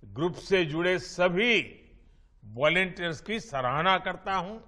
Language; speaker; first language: Hindi; non-native, local second language; Gujarati